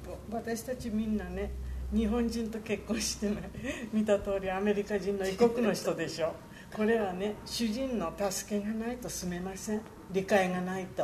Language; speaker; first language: Japanese; native; Japanese